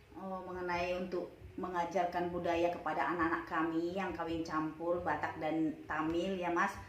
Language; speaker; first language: Indonesian; native; Indonesian